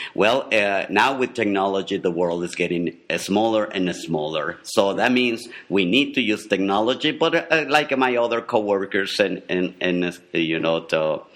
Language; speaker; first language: English; non-native, fluent; Spanish